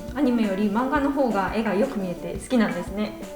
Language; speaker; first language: Japanese; native; Japanese